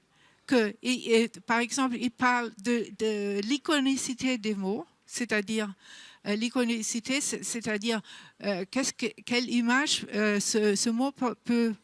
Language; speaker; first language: French; non-native, fluent; German